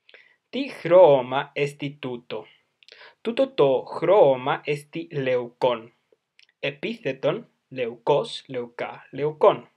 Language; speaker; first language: Greek; non-native, fluent; Spanish